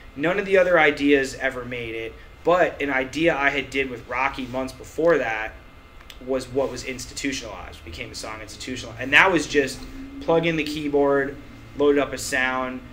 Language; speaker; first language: English; native; English